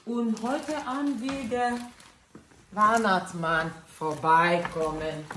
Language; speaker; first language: German; non-native, fluent; Lingala